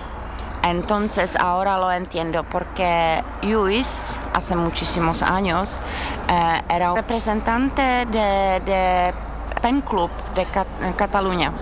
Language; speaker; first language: Spanish; non-native, fluent; Czech